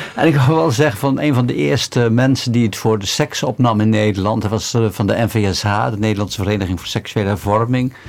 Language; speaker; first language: Dutch; native; Dutch